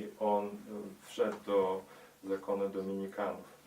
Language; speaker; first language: Polish; early bilingual, heritage; Polish